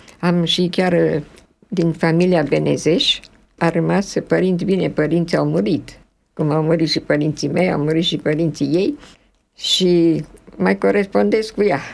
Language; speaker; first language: Romanian; early bilingual, other home language; French